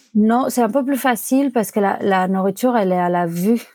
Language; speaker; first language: French; non-native, fluent; Spanish